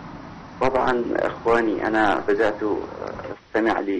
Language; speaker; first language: Arabic; native; Arabic